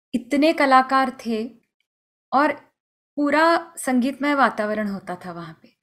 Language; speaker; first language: Hindi; non-native, local second language; Marathi